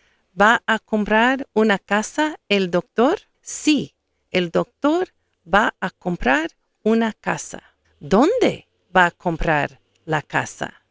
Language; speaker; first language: Spanish; non-native, fluent; English